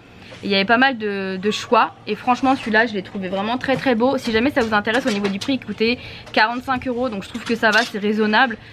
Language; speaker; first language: French; native; French